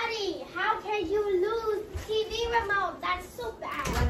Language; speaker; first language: English; early bilingual, other home language; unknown